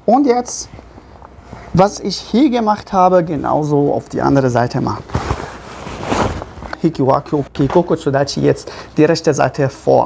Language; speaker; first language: German; non-native, fluent; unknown